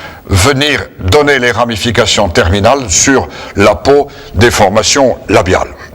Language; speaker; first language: French; native; French